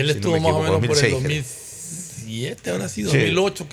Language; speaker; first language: Spanish; native; Spanish